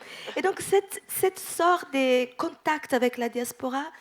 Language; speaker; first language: French; non-native, fluent; Italian